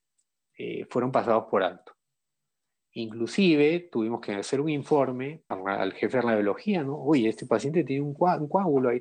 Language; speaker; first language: Spanish; native; Spanish